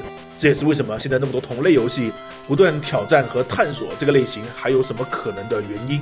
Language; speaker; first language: Chinese; native; Chinese